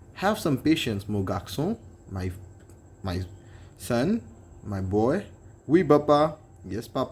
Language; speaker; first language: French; non-native, fluent; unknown